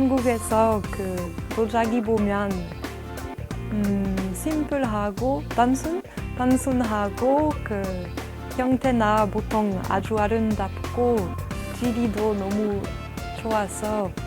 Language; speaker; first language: Korean; non-native, fluent; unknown